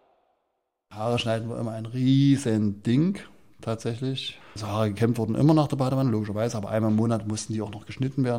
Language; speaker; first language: German; native; German